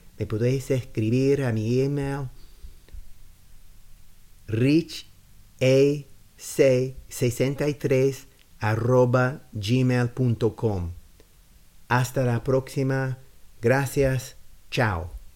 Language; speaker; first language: Spanish; non-native, fluent; English